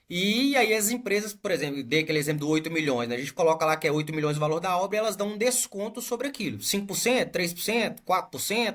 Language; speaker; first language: Portuguese; native; Portuguese